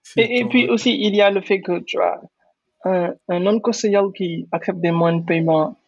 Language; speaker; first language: French; non-native, local second language; Wolof